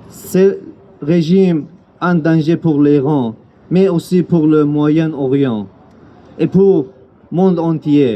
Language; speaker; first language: French; non-native, learner; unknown